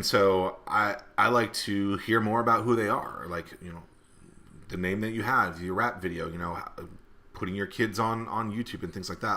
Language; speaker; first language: English; native; English